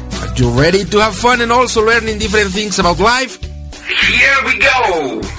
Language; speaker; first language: English; non-native, fluent; Spanish